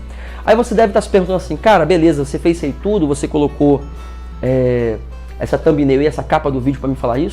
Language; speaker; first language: Portuguese; native; Portuguese